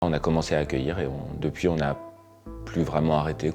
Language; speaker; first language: French; native; French